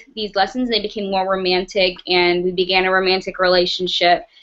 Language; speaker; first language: English; native; English